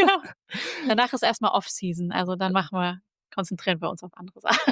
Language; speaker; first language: German; native; German